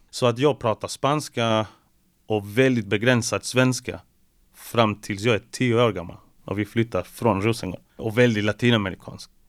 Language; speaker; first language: Swedish; early bilingual, other home language; Spanish